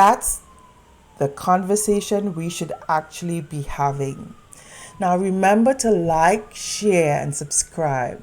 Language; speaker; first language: English; native; English